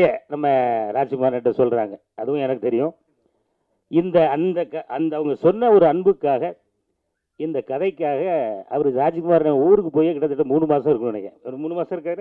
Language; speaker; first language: Tamil; native; Tamil